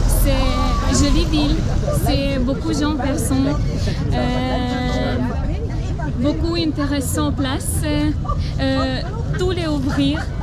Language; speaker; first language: French; non-native, learner; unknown